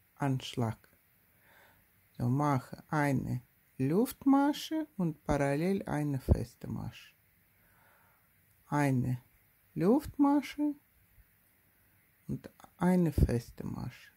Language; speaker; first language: German; non-native, learner; Russian